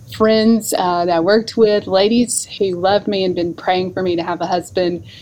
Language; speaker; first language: English; native; English